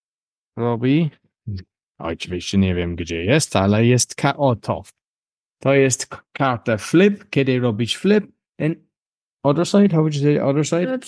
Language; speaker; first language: Polish; non-native, learner; English